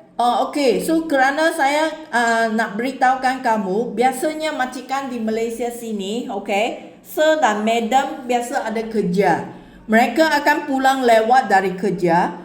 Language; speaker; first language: Malay; non-native, local second language; Chinese